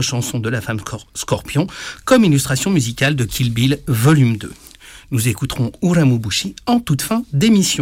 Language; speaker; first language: French; native; French